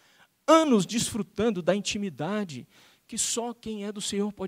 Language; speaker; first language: Portuguese; native; Portuguese